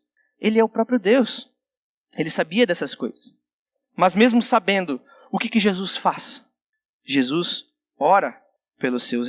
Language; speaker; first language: Portuguese; native; Portuguese